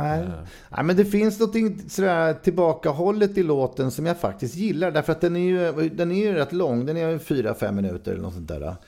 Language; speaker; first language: Swedish; native; Swedish